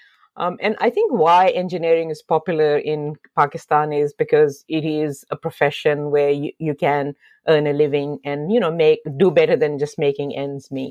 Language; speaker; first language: English; non-native, local second language; Urdu